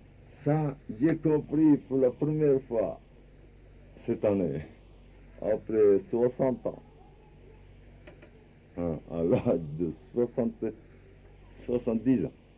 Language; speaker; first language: French; non-native, fluent; Japanese